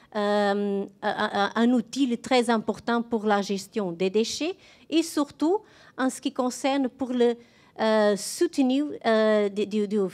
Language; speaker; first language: French; non-native, fluent; Portuguese